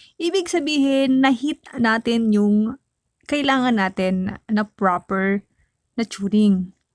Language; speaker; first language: Filipino; native; Filipino